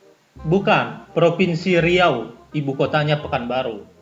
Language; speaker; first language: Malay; non-native, local second language; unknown